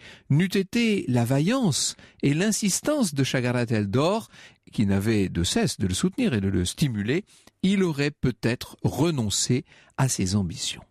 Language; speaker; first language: French; native; French